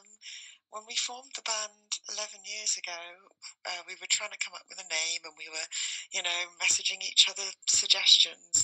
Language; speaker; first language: English; native; English